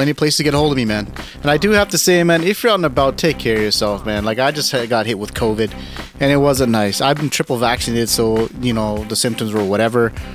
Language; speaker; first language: English; early bilingual, other home language; Punjabi